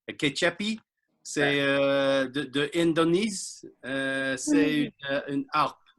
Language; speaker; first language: French; non-native, learner; English